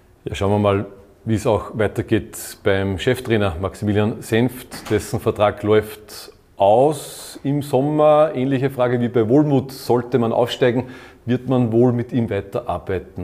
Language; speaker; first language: German; native; German